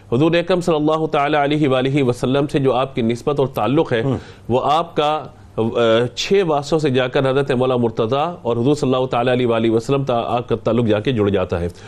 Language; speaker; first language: Urdu; native; Urdu